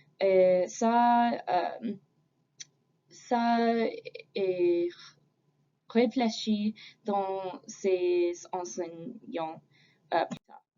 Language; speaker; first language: French; non-native, fluent; English